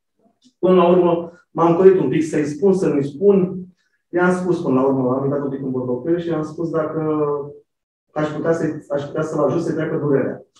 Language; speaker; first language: Romanian; native; Romanian